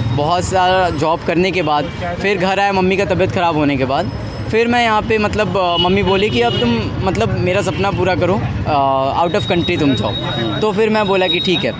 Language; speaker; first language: Hindi; native; Hindi